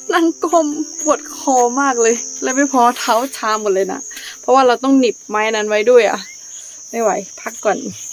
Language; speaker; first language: Thai; non-native, local second language; Karen languages